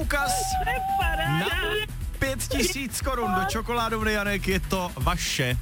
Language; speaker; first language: Czech; native; Czech